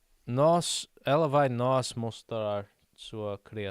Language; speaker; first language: Portuguese; non-native, learner; English